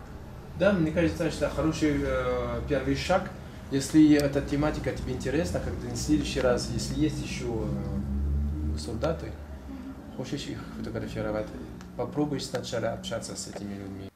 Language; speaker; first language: Russian; non-native, fluent; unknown